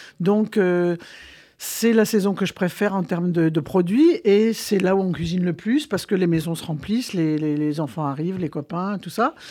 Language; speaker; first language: French; native; French